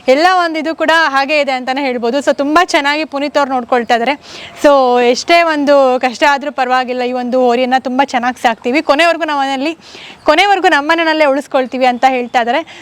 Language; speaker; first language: Kannada; native; Kannada